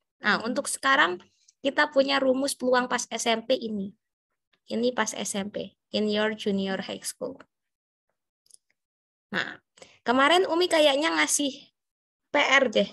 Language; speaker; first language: Indonesian; native; Indonesian